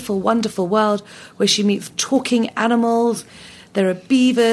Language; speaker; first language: English; native; English